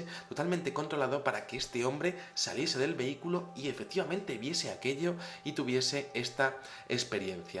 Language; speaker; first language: Spanish; native; Spanish